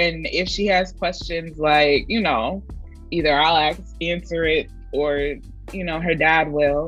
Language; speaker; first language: English; native; English